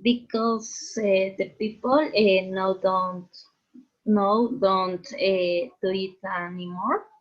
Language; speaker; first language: English; non-native, learner; Spanish